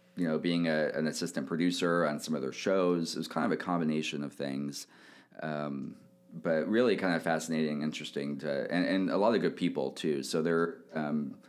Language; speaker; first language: English; native; English